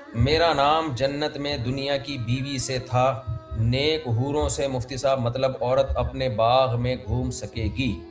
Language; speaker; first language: Urdu; native; Urdu